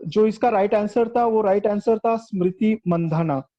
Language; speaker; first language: Hindi; non-native, local second language; Marathi